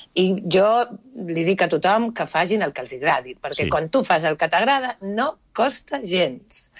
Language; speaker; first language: Catalan; non-native, local second language; Spanish